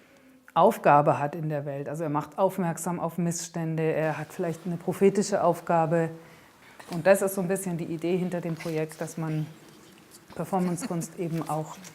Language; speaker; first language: German; native; German